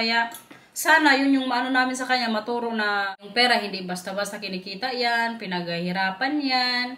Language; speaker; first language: Filipino; non-native, local second language; Waray